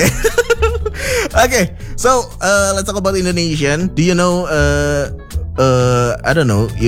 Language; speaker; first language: English; non-native, learner; Indonesian